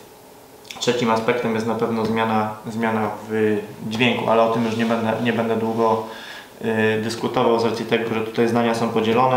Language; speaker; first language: Polish; native; Polish